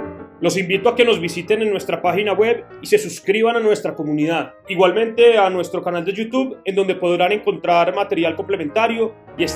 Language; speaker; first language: Spanish; native; Spanish